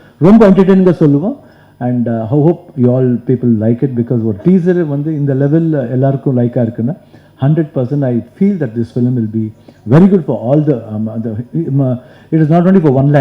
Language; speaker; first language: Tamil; non-native, local second language; Kannada